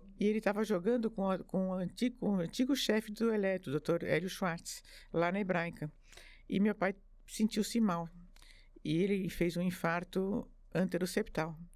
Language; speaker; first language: Portuguese; early bilingual, other home language; French